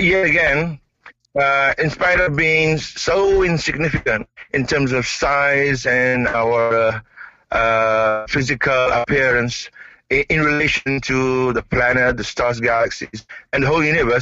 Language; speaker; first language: English; non-native, local second language; Malay